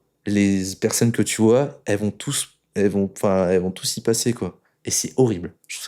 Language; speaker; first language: French; native; French